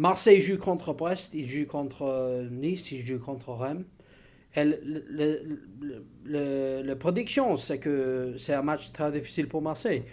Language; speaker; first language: French; non-native, learner; English